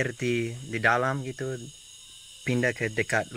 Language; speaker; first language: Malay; non-native, learner; English